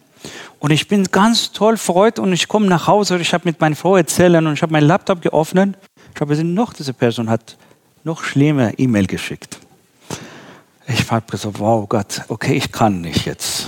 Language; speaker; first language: German; non-native, learner; Persian